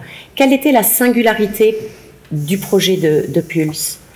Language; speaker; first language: French; native; French